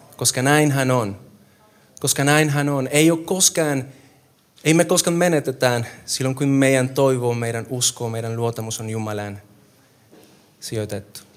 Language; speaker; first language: Finnish; non-native, fluent; Spanish